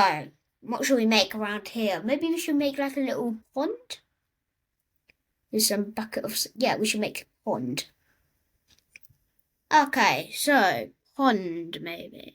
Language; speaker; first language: English; native; English